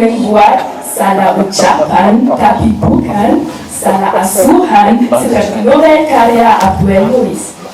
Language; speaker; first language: Indonesian; non-native, learner; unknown